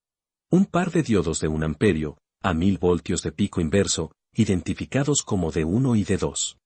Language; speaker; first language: Spanish; native; Spanish